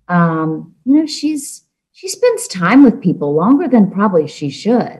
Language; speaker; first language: English; native; English